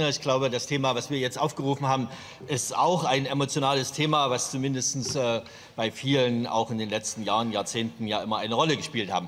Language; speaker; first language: German; native; German